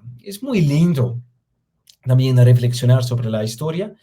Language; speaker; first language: Spanish; non-native, fluent; German